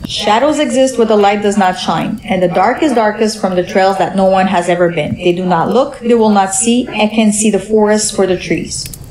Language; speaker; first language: English; native; English